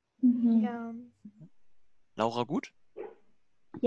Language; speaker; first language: German; non-native, learner; Spanish